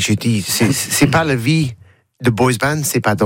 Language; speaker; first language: French; non-native, learner; English